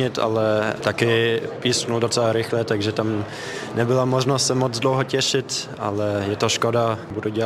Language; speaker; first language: Czech; non-native, fluent; German